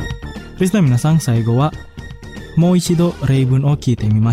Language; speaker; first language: Japanese; non-native, fluent; Indonesian